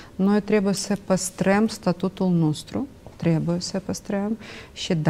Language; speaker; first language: Romanian; non-native, local second language; Russian